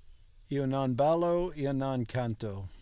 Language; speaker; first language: Italian; non-native, learner; English